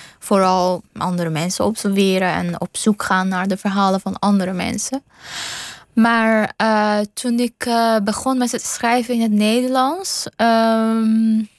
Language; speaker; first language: Dutch; non-native, fluent; Persian